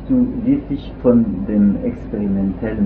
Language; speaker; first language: German; non-native, local second language; French